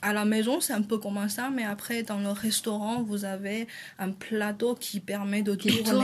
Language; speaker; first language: French; non-native, fluent; Chinese